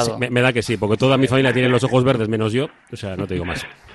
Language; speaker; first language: Spanish; native; Spanish